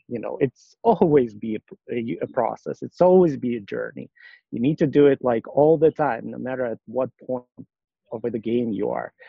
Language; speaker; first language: English; non-native, fluent; Russian